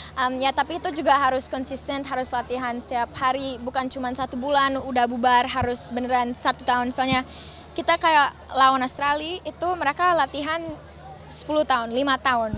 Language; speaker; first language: Indonesian; early bilingual, other home language; English